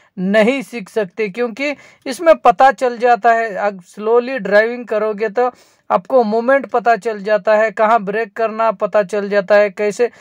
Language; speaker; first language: Hindi; non-native, local second language; Marathi